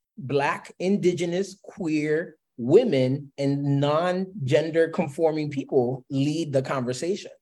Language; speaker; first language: English; early bilingual, other home language; Spanish